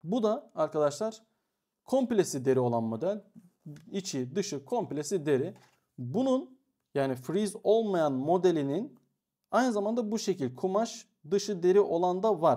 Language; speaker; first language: Turkish; native; Turkish